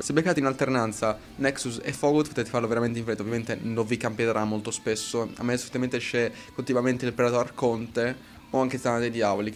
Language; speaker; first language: Italian; native; Italian